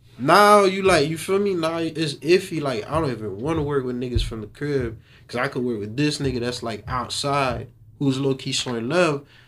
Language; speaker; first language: English; early bilingual, other home language; Haitian Creole